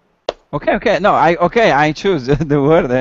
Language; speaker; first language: English; non-native, learner; Italian